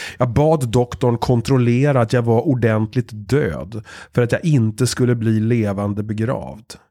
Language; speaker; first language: Swedish; native; Swedish